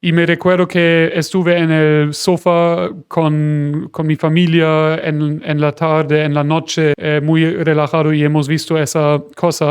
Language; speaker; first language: Spanish; non-native, fluent; German